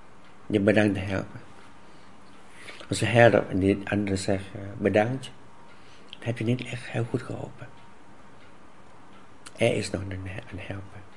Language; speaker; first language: Dutch; non-native, fluent; Vietnamese